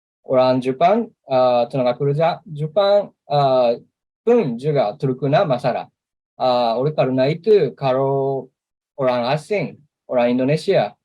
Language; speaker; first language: Indonesian; non-native, learner; Japanese